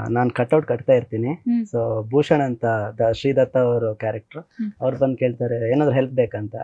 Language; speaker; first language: Kannada; native; Kannada